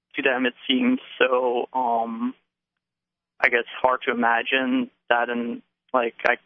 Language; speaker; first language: English; non-native, fluent; Dutch